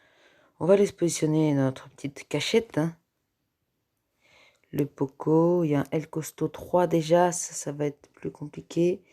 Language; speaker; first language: French; native; French